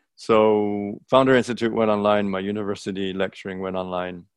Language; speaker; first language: English; native; English